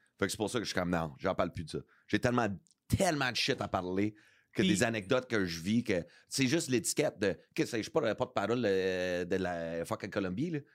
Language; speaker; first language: French; early bilingual, heritage; English